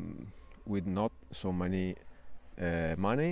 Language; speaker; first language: English; non-native, fluent; Italian